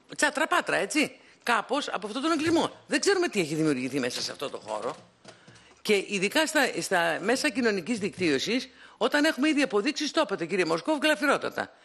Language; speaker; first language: Greek; native; Greek